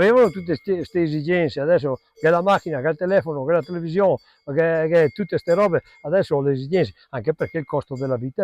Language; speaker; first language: Italian; non-native, local second language; Venetian